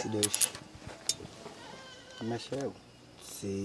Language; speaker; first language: Spanish; non-native, learner; Portuguese